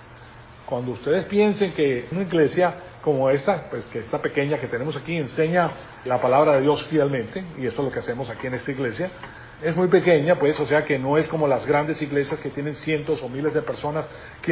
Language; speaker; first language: Spanish; native; Spanish